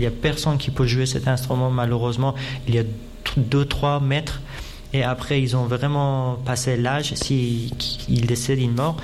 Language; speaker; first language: French; non-native, fluent; Persian